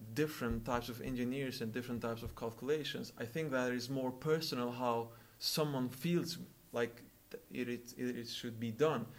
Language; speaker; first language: English; non-native, fluent; Albanian